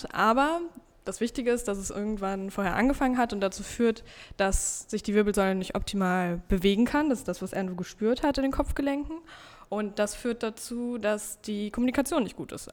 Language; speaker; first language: German; native; German